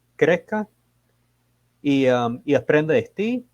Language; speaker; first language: Spanish; early bilingual, heritage; Spanish